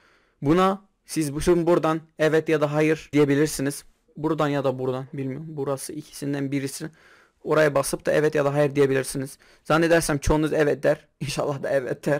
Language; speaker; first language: Turkish; non-native, local second language; Kurdish